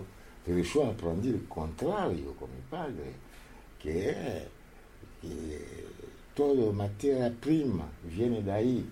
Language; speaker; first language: Spanish; non-native, learner; Lingala